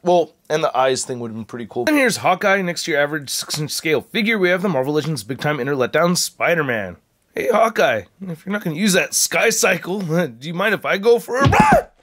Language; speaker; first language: English; native; English